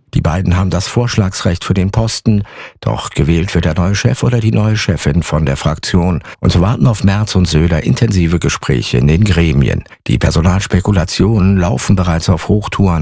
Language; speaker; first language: German; native; German